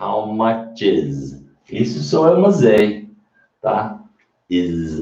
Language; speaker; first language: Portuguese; non-native, fluent; English